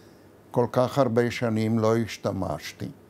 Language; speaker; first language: Hebrew; non-native, fluent; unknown